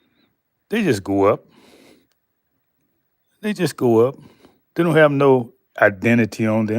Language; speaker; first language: English; native; English